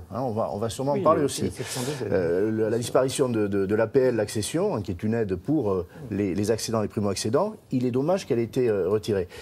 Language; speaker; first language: French; native; French